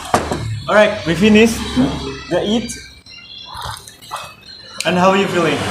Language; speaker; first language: English; non-native, learner; Indonesian